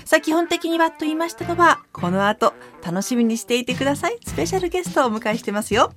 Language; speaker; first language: Japanese; native; Japanese